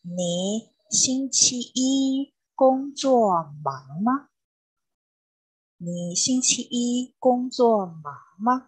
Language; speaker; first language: Chinese; non-native, learner; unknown